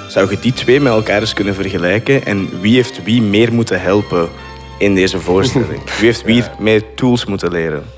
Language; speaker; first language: Dutch; native; Dutch